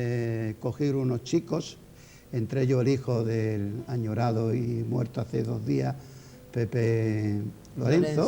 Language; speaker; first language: Spanish; native; Spanish